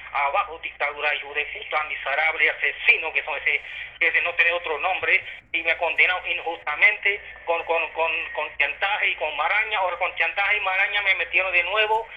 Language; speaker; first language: Spanish; non-native, fluent; Punjabi